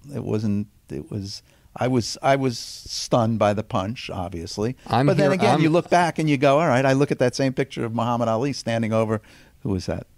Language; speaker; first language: English; native; English